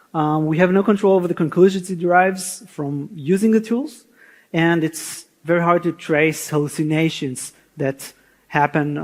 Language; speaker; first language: English; non-native, fluent; Hebrew